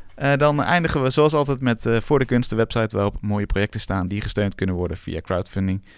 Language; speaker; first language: Dutch; native; Dutch